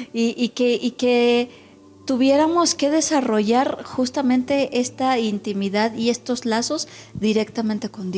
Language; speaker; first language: Spanish; native; Spanish